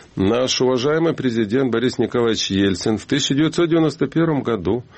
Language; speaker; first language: Russian; native; Russian